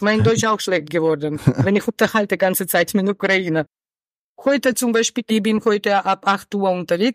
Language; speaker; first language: German; non-native, learner; Ukrainian